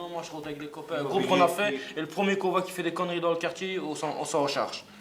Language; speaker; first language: French; native; French